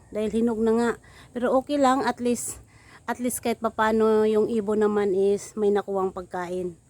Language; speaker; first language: Filipino; non-native, local second language; Cebuano